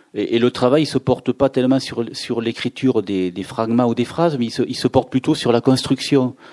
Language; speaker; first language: French; native; French